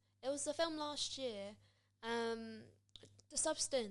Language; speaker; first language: English; native; English